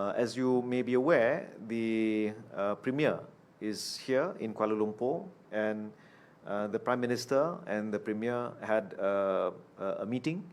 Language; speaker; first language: English; non-native, local second language; Malay